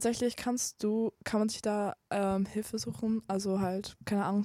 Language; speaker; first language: German; native; German